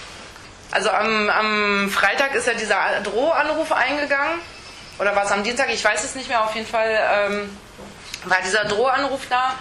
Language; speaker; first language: German; native; German